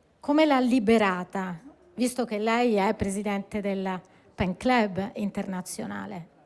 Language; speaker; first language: Italian; native; Italian